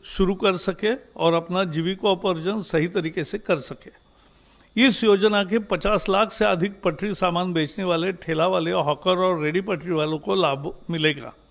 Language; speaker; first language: Hindi; native; Hindi